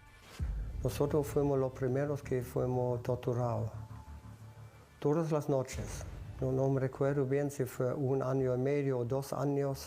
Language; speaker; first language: Spanish; early bilingual, other home language; German